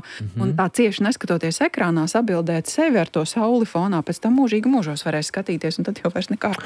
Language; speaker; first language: Latvian; native; Latvian